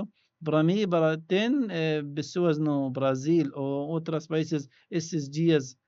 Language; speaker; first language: Portuguese; non-native, learner; Arabic